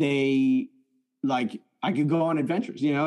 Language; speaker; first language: English; early bilingual, other home language; French